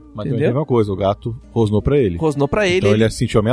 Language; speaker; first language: Portuguese; native; Portuguese